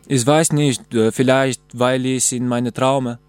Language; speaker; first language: German; non-native, learner; Albanian